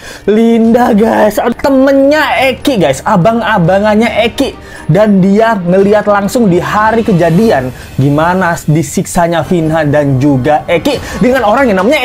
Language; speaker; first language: Indonesian; native; Indonesian